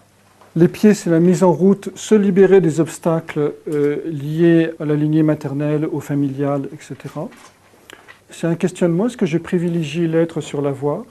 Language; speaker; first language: French; native; French